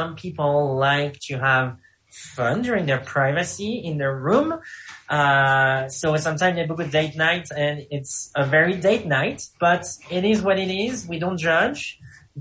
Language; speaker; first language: English; non-native, fluent; French